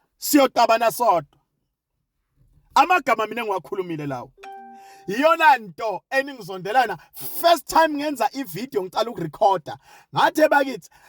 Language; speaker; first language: Zulu; non-native, local second language; Swati